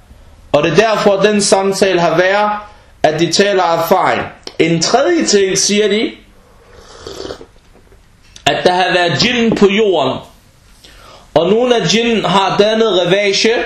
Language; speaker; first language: Danish; early bilingual, other home language; Arabic